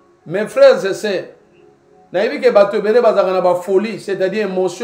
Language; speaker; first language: French; non-native, local second language; Lingala